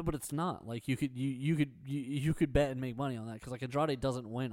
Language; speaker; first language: English; native; English